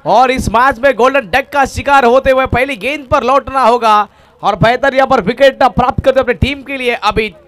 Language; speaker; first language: Hindi; non-native, local second language; Marathi